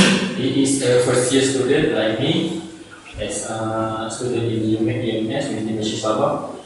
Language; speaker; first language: English; non-native, learner; Malay